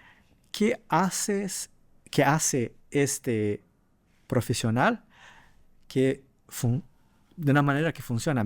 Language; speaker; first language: Spanish; non-native, fluent; Portuguese